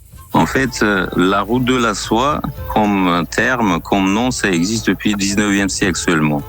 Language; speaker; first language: French; non-native, fluent; Uzbek